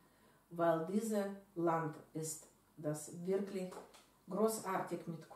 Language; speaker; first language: German; non-native, learner; Russian